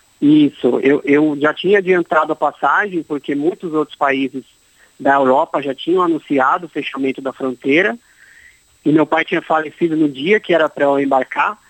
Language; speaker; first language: Portuguese; native; Portuguese